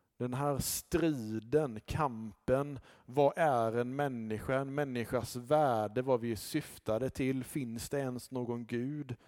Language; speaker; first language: Swedish; native; Swedish